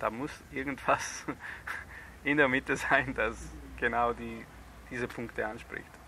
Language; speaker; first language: German; non-native, fluent; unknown